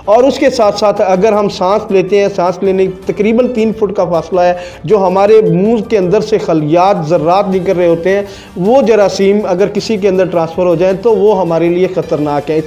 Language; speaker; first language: Urdu; non-native, local second language; Punjabi